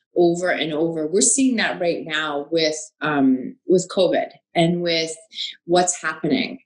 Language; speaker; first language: English; native; English